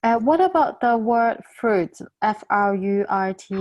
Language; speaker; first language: English; non-native, local second language; Cantonese